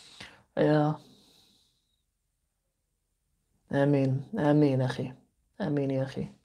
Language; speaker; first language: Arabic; non-native, fluent; English